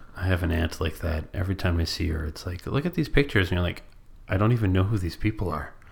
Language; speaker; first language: English; non-native, local second language; French